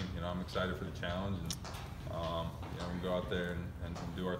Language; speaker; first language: English; native; English